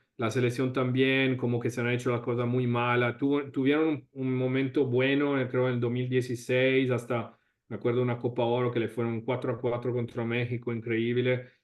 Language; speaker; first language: Spanish; non-native, fluent; Italian